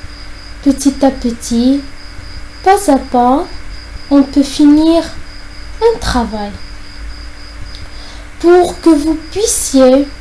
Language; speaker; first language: French; non-native, fluent; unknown